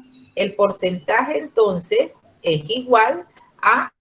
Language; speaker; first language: Spanish; native; Spanish